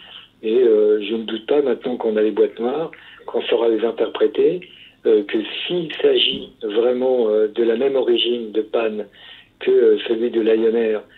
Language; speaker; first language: French; native; French